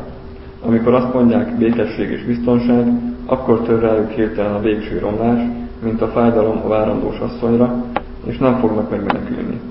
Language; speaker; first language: Hungarian; native; Hungarian